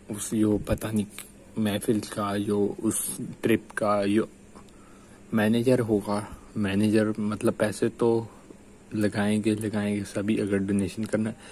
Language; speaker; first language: Hindi; non-native, local second language; Punjabi